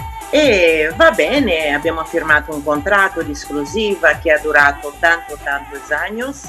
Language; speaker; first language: Italian; non-native, fluent; Portuguese